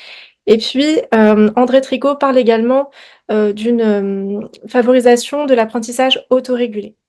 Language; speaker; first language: French; native; French